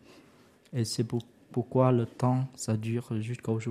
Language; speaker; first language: French; non-native, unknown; Vietnamese